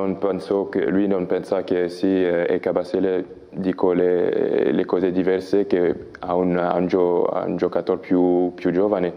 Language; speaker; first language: Italian; non-native, learner; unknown